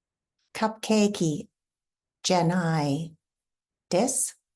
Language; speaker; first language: Japanese; non-native, fluent; English